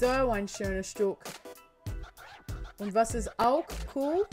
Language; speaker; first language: German; non-native, learner; English